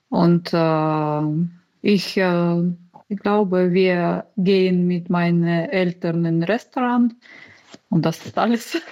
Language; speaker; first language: German; non-native, learner; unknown